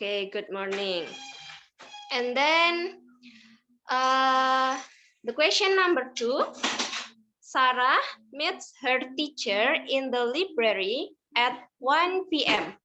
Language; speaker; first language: English; non-native, learner; Indonesian